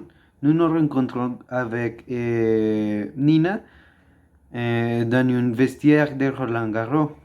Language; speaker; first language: French; non-native, learner; Spanish